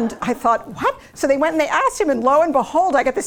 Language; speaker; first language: English; native; English